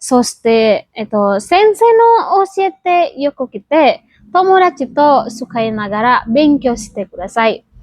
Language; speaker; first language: Japanese; non-native, learner; Indonesian